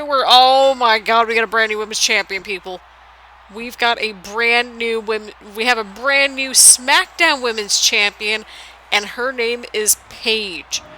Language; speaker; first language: English; native; English